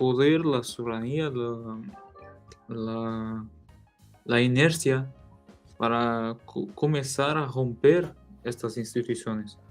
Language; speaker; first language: Spanish; non-native, learner; Portuguese